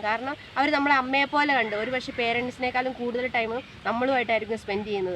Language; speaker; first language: Malayalam; native; Malayalam